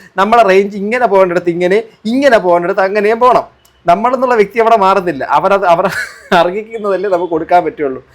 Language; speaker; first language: Malayalam; native; Malayalam